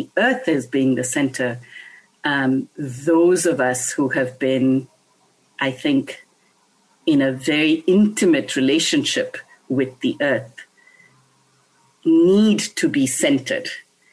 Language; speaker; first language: English; non-native, local second language; Bangla